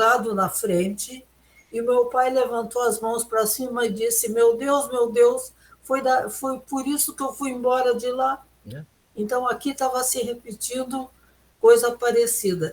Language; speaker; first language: Portuguese; early bilingual, other home language; German